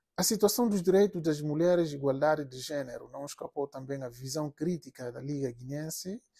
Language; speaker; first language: Portuguese; non-native, local second language; Upper Guinea Crioulo